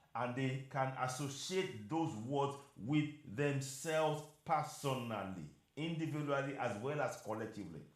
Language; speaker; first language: English; non-native, local second language; Yoruba